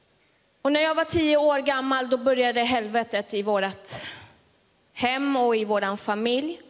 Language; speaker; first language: Swedish; early bilingual, other home language; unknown